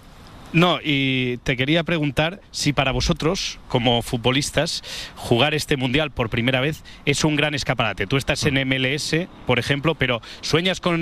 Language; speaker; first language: Spanish; native; Spanish